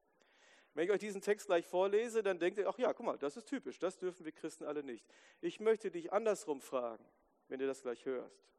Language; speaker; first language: German; native; German